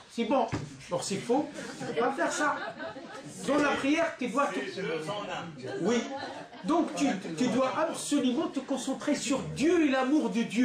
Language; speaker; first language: French; non-native, local second language; Arabic